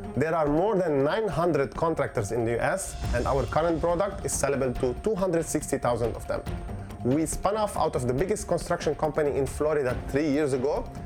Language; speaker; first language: English; non-native, fluent; Arabic